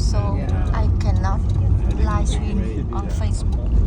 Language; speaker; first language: English; non-native, learner; Vietnamese